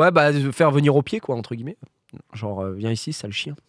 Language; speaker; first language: French; native; French